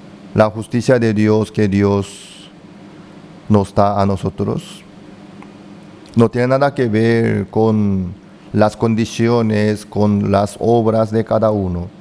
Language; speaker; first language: Spanish; non-native, fluent; Korean